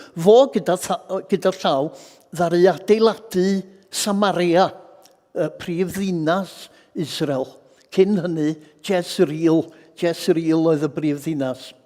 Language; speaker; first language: Welsh; native; Welsh